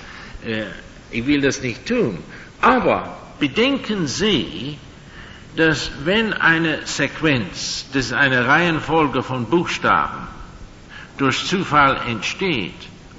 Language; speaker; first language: German; non-native, fluent; English